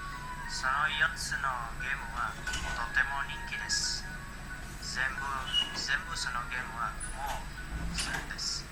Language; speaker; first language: Japanese; non-native, learner; Indonesian